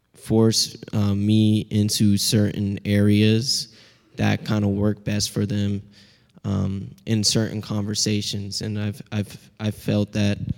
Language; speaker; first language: English; native; English